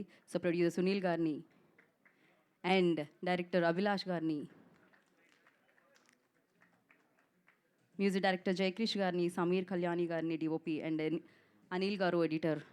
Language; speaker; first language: Telugu; native; Telugu